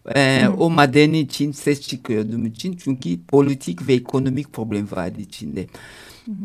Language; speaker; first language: Turkish; non-native, fluent; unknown